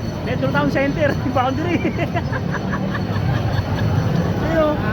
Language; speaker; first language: Filipino; native; Filipino